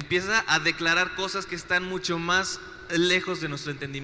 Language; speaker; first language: Spanish; native; Spanish